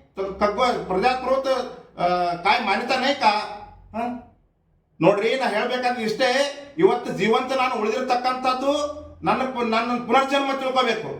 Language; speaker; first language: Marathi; non-native, local second language; Kannada